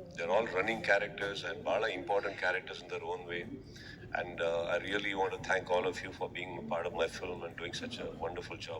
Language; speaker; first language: English; non-native, local second language; Kannada